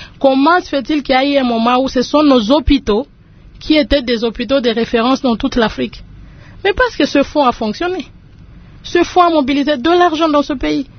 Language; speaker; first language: French; non-native, local second language; Lingala